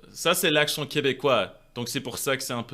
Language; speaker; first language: French; non-native, fluent; English